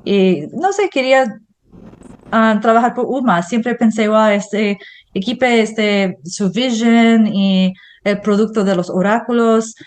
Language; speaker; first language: Spanish; non-native, fluent; English